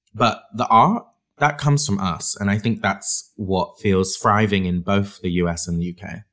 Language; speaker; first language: English; native; English